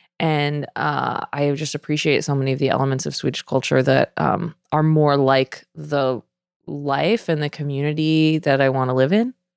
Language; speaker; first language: English; native; English